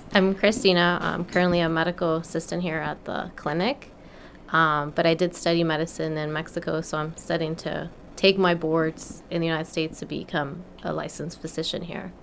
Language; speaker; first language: English; non-native, fluent; Spanish